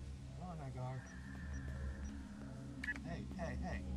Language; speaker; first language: English; native; English